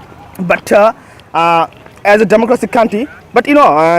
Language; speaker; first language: English; non-native, fluent; Bangla